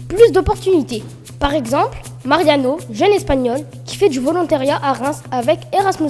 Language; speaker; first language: French; native; French